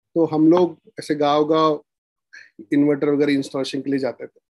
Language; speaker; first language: Hindi; non-native, local second language; Marathi